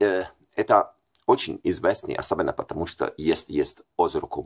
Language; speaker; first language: Russian; non-native, fluent; Italian